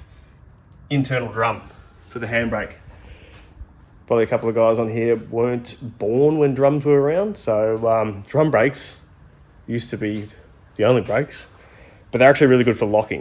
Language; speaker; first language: English; native; English